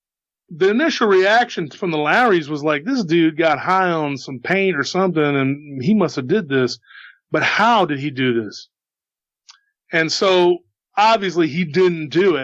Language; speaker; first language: English; native; English